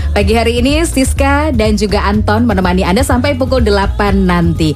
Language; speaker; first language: Indonesian; native; Indonesian